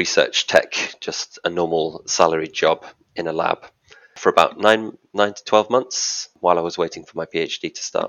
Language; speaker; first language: English; native; English